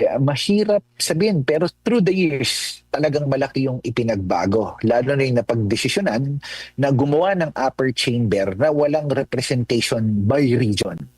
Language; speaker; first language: Filipino; native; Filipino